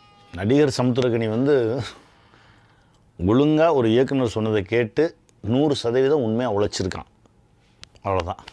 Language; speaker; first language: Tamil; native; Tamil